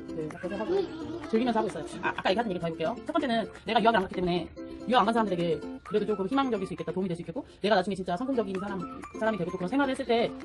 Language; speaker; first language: Korean; native; Korean